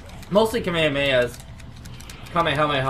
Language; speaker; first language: English; native; English